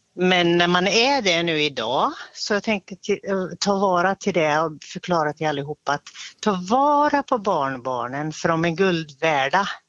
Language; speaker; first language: Swedish; non-native, fluent; Finnish